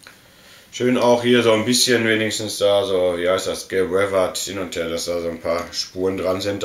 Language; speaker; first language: German; native; German